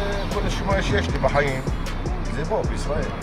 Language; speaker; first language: Hebrew; non-native, local second language; Arabic